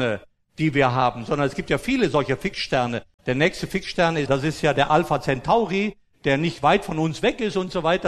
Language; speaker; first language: German; native; German